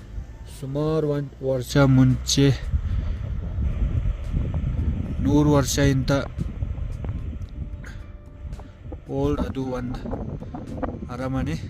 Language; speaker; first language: Kannada; non-native, local second language; Ladakhi